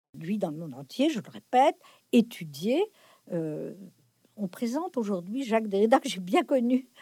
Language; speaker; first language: French; native; French